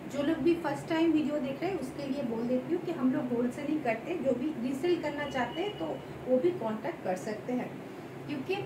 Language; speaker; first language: Hindi; non-native, local second language; Bangla